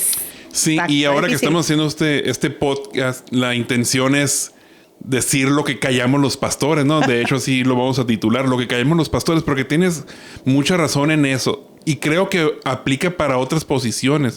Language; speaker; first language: Spanish; native; Spanish